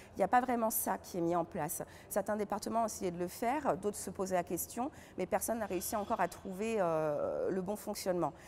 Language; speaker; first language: French; native; French